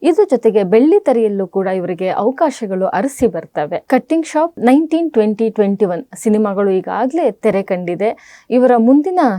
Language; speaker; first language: Kannada; native; Kannada